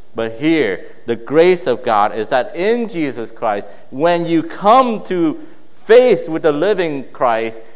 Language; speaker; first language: English; early bilingual, other home language; Vietnamese